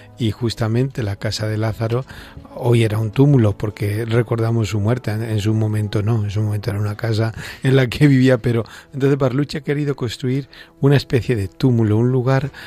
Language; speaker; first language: Spanish; native; Spanish